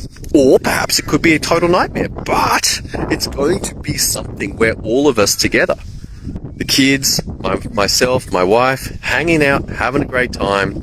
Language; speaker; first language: English; native; English